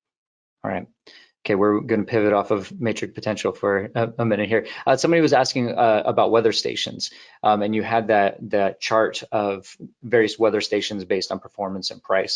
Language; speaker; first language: English; native; English